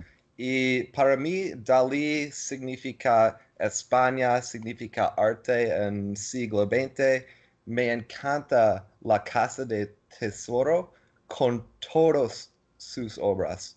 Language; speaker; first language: Spanish; non-native, learner; English